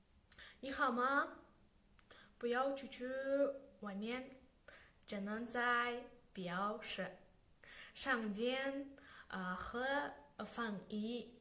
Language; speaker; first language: Chinese; non-native, learner; Kyrgyz